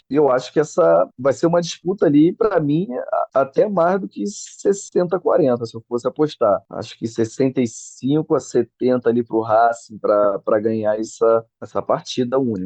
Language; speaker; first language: Portuguese; native; Portuguese